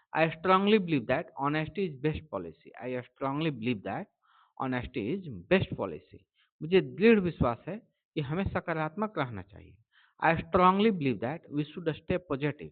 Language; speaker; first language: Hindi; native; Hindi